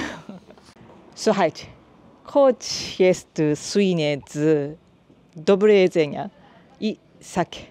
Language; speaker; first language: Polish; non-native, learner; Japanese